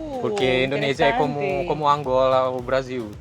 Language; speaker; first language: Portuguese; non-native, fluent; Indonesian